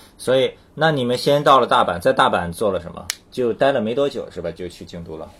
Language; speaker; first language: Chinese; native; Chinese